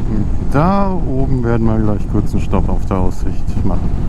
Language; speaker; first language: German; native; German